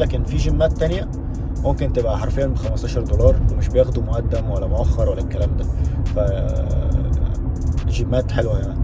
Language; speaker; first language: Arabic; native; Arabic